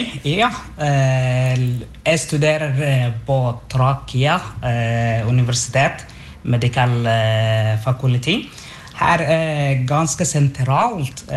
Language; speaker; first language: Norwegian; non-native, fluent; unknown